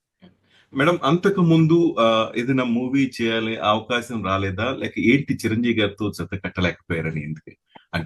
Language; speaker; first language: Telugu; native; Telugu